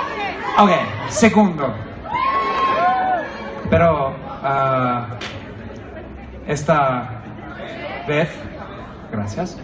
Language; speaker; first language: Spanish; non-native, learner; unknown